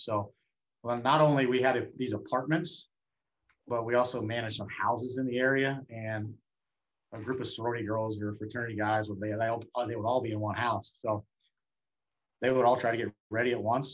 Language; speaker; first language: English; native; English